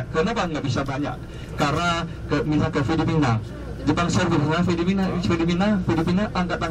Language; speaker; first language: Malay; non-native, fluent; Chinese